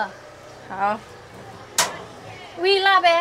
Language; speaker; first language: Chinese; non-native, fluent; Indonesian